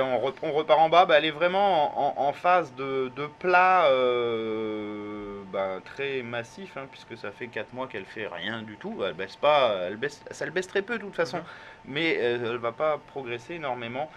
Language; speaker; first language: French; native; French